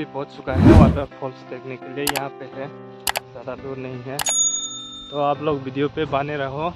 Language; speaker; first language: Hindi; non-native, local second language; Kok Borok